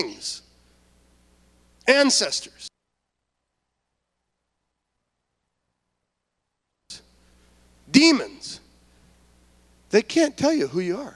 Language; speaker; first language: English; native; English